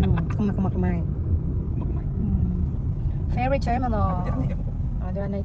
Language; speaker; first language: Japanese; non-native, learner; Filipino